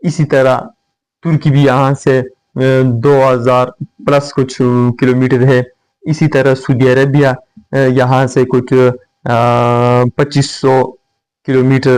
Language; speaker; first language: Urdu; non-native, fluent; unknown